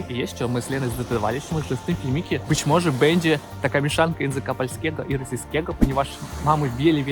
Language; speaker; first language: Polish; non-native, learner; Russian